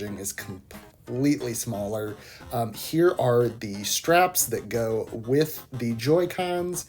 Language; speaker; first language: English; native; English